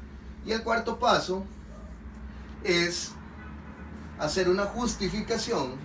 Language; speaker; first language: Spanish; native; Spanish